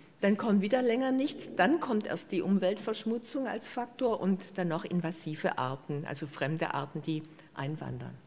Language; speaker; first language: German; native; German